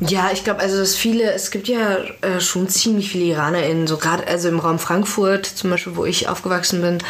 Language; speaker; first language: German; early bilingual, other home language; Persian